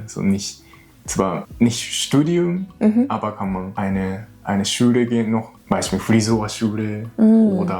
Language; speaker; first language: German; non-native, learner; Japanese